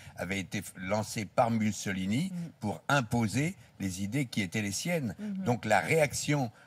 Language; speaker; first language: French; native; French